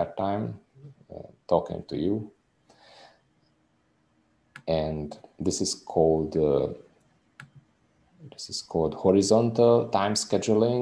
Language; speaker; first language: English; non-native, fluent; Hungarian